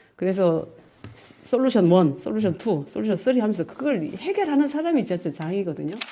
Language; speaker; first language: Korean; native; Korean